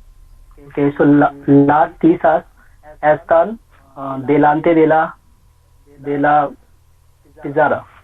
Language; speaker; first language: Spanish; non-native, learner; English